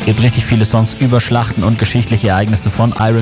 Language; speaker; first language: German; native; German